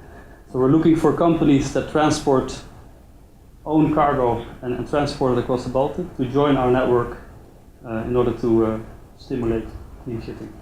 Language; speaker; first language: English; non-native, fluent; Dutch